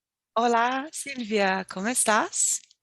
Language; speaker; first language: Spanish; non-native, fluent; Portuguese